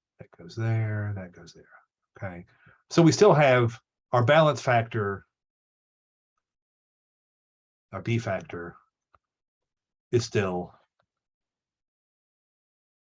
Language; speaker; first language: English; native; English